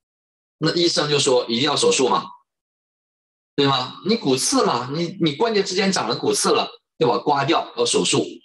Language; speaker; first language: Chinese; native; Chinese